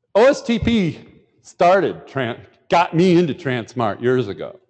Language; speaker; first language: English; native; English